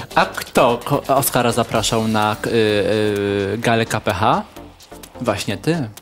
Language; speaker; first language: Polish; native; Polish